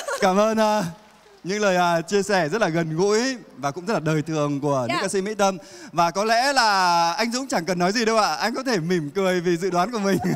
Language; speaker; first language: Vietnamese; native; Vietnamese